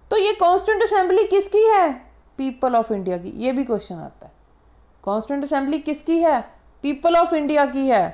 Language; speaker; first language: Hindi; non-native, local second language; Punjabi